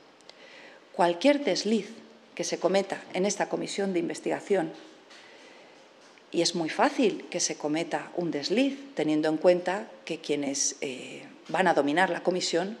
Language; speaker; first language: Spanish; native; Spanish